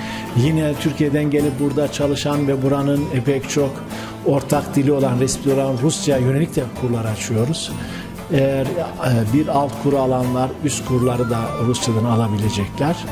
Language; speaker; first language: Turkish; native; Turkish